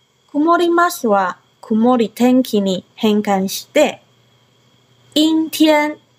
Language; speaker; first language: Japanese; non-native, fluent; Chinese